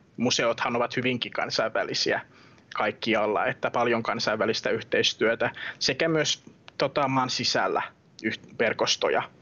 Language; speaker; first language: Finnish; native; Finnish